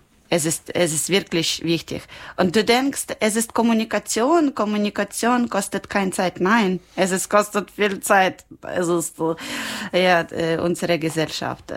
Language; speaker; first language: German; non-native, learner; Ukrainian